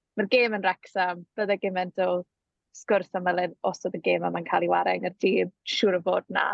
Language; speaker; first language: Welsh; native; Welsh